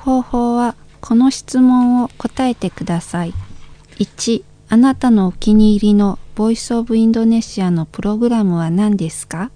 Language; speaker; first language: Japanese; non-native, learner; Indonesian